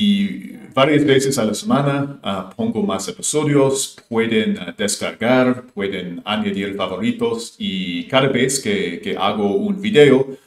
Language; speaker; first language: Spanish; non-native, fluent; English